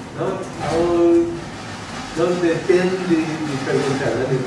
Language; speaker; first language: Portuguese; non-native, fluent; English